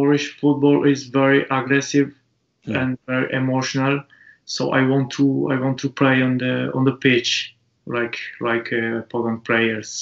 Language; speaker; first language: English; non-native, learner; Japanese